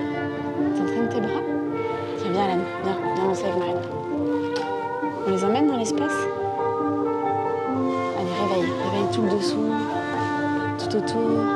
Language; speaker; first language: French; native; French